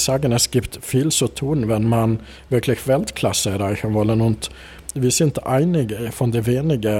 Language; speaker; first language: German; non-native, fluent; Swedish